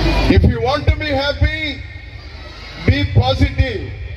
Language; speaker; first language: English; non-native, local second language; Telugu